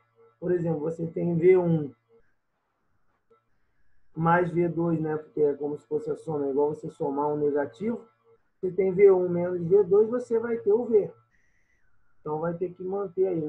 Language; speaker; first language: Portuguese; native; Portuguese